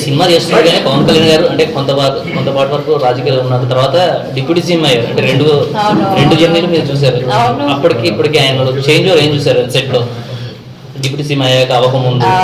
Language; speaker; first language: Telugu; native; Telugu